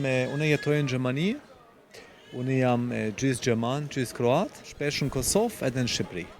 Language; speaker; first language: Albanian; non-native, fluent; German